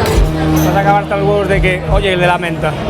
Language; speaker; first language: Spanish; native; Spanish